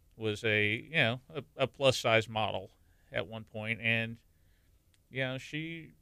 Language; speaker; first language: English; native; English